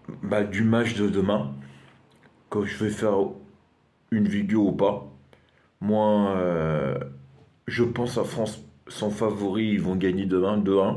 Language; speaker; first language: French; non-native, fluent; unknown